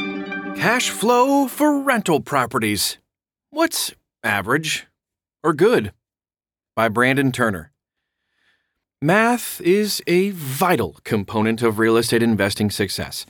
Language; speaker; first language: English; native; English